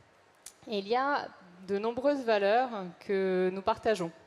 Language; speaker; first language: French; native; French